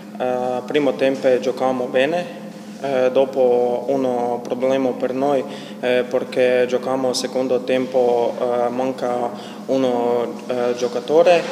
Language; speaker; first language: Italian; non-native, learner; Croatian